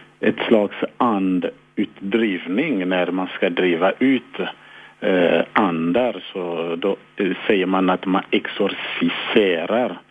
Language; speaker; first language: Swedish; non-native, fluent; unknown